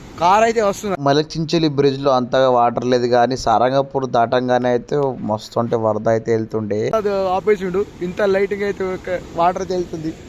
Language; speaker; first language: Telugu; native; Telugu